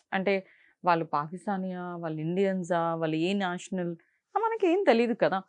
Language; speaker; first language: Telugu; non-native, local second language; Tamil